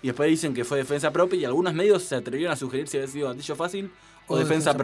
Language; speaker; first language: Spanish; native; Spanish